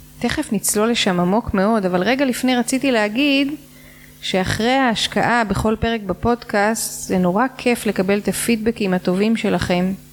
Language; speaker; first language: Hebrew; native; Hebrew